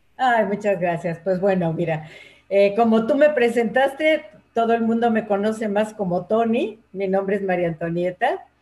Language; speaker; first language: Spanish; native; Spanish